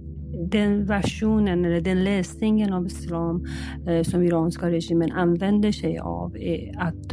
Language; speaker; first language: Swedish; non-native, fluent; Persian